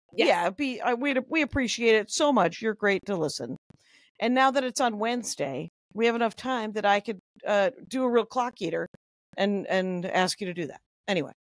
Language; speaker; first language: English; native; English